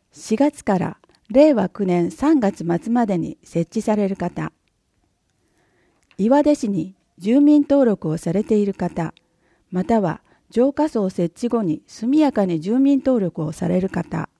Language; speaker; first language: Japanese; native; Japanese